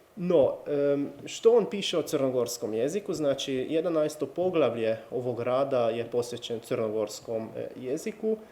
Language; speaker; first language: Bosnian; non-native, fluent; Hungarian